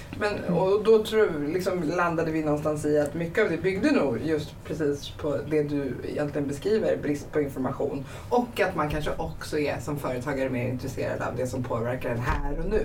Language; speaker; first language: Swedish; native; Swedish